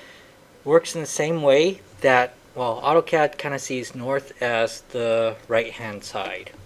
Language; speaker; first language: English; native; English